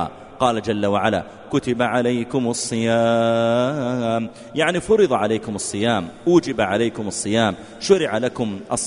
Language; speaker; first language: Arabic; native; Arabic